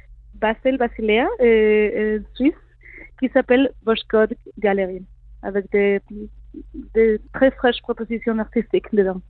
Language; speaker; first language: French; non-native, learner; Spanish